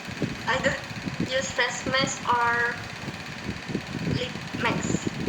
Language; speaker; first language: English; non-native, learner; Indonesian